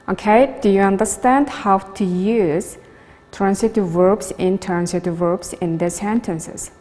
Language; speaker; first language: English; non-native, learner; Mongolian